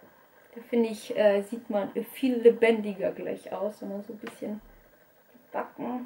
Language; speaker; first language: German; early bilingual, other home language; Russian